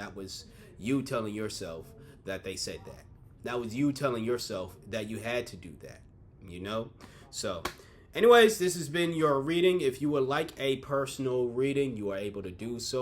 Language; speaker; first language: English; native; English